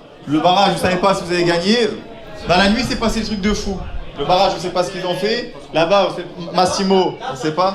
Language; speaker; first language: French; native; French